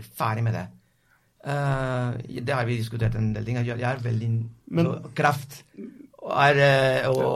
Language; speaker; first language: Norwegian; non-native, fluent; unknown